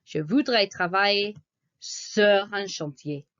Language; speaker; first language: French; non-native, fluent; English